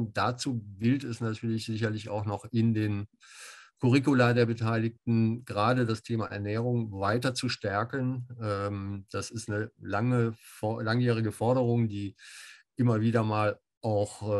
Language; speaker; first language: German; native; German